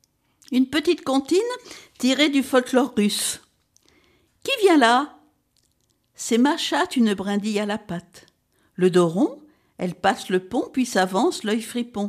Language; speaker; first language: French; native; French